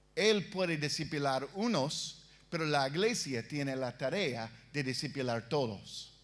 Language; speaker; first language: Spanish; non-native, fluent; English